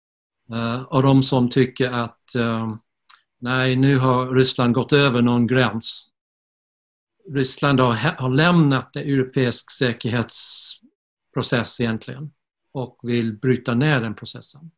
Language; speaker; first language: Swedish; non-native, fluent; English